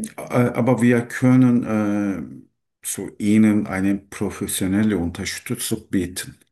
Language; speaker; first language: German; non-native, learner; Turkish